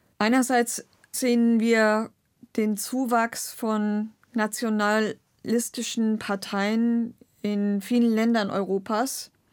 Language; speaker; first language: German; non-native, local second language; Romany